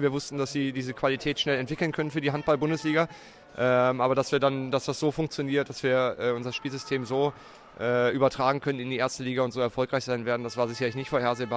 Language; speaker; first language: German; native; German